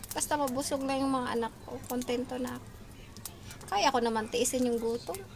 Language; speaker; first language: Filipino; non-native, local second language; Hiligaynon